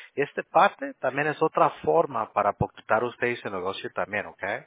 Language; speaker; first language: Spanish; non-native, learner; English